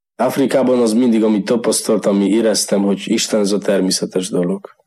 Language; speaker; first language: Hungarian; non-native, learner; Polish